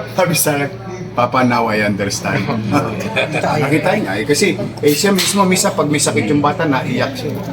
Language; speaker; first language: Filipino; native; Filipino